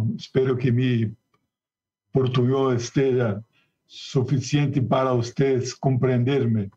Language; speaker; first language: Spanish; non-native, learner; Portuguese